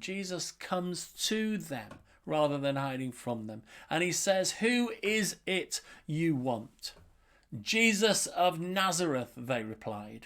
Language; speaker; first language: English; native; English